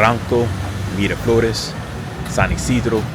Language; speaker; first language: Spanish; non-native, learner; English